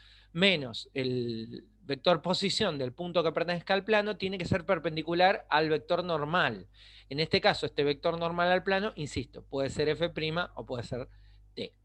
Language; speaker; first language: Spanish; native; Spanish